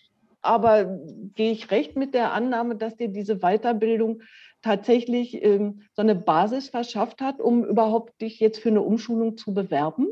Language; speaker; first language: German; native; German